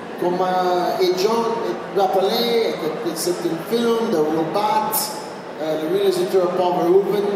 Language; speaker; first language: French; non-native, learner; English